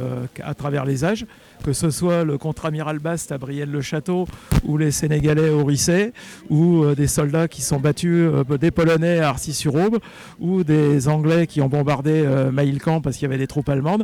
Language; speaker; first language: French; native; French